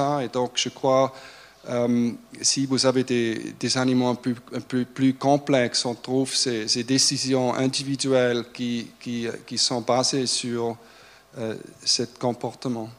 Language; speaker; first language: French; non-native, fluent; German